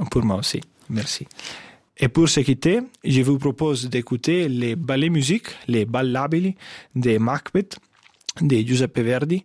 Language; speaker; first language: French; non-native, fluent; Italian